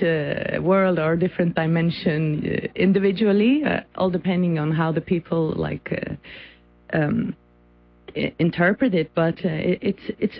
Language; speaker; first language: English; non-native, fluent; Faroese